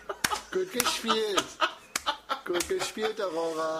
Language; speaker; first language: German; non-native, fluent; English